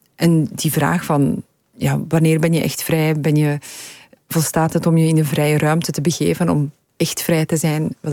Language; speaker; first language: Dutch; early bilingual, other home language; Polish